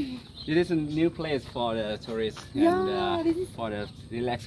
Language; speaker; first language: English; non-native, learner; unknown